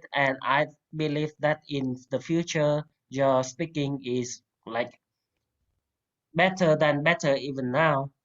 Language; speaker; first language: English; non-native, fluent; Vietnamese